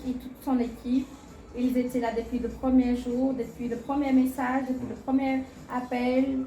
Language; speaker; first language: French; non-native, fluent; Portuguese